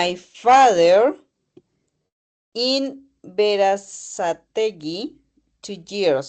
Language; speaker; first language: English; non-native, learner; Spanish